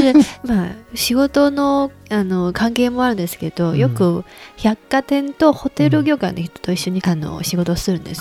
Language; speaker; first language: Japanese; non-native, fluent; Chinese